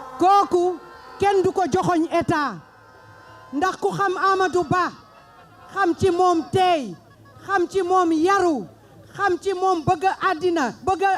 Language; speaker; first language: Wolof; non-native, local second language; Mandingo